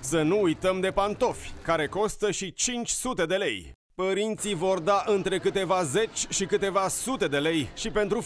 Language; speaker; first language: Romanian; native; Romanian